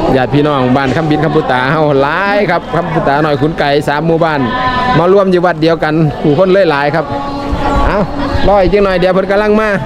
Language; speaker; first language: Thai; native; Thai